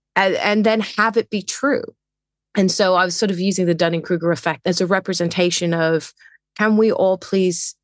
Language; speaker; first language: English; native; English